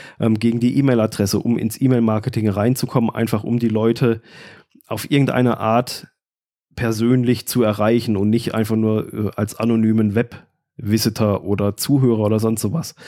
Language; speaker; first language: German; native; German